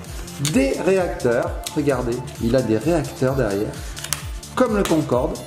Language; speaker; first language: French; native; French